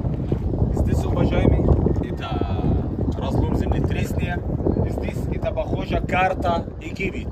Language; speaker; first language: Russian; non-native, learner; Arabic